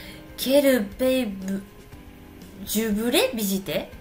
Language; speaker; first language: French; non-native, learner; Japanese